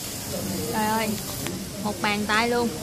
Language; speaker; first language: Vietnamese; native; Vietnamese